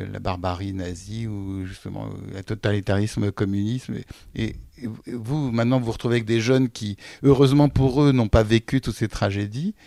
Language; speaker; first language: French; native; French